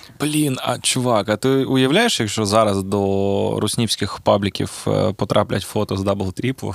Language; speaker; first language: Ukrainian; native; Ukrainian